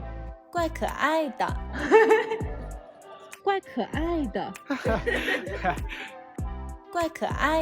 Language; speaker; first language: Chinese; non-native, learner; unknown